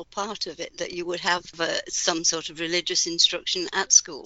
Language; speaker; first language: English; native; English